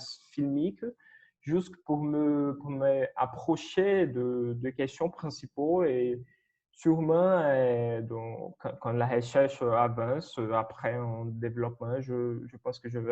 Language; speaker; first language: French; non-native, fluent; Portuguese